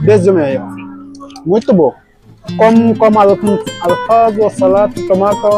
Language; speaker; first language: Portuguese; non-native, learner; Bangla